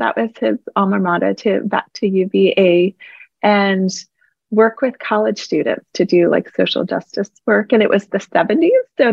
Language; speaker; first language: English; native; English